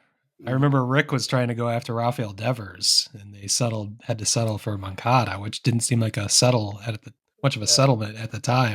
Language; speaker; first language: English; native; English